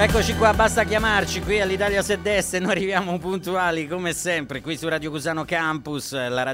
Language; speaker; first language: Italian; native; Italian